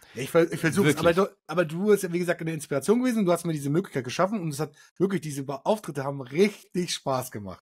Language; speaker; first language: German; early bilingual, other home language; Arabic